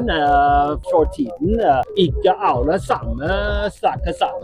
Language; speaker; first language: Norwegian; non-native, learner; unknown